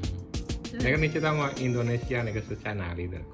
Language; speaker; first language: Chinese; non-native, fluent; Indonesian